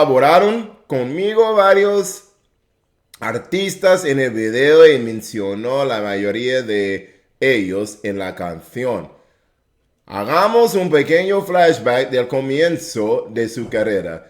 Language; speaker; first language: Spanish; non-native, fluent; English